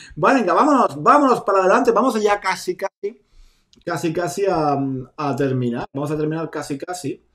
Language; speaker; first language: Spanish; native; Spanish